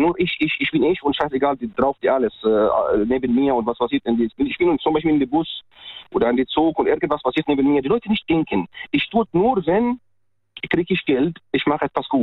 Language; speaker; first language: German; non-native, learner; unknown